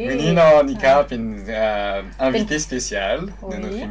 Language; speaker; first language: French; non-native, learner; Lao